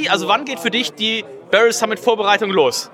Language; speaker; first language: German; native; German